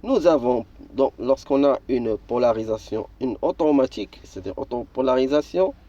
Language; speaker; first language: French; non-native, local second language; Arabic